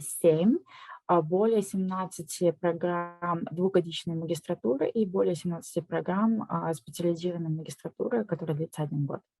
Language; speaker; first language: Russian; native; Russian